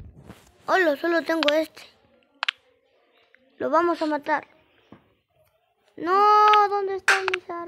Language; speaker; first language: Spanish; native; Spanish